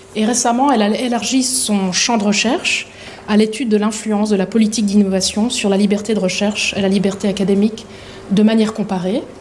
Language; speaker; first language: French; native; French